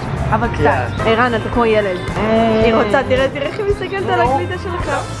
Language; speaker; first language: Hebrew; early bilingual, heritage; Hebrew